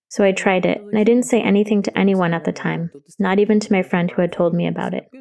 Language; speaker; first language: English; non-native, fluent; Greek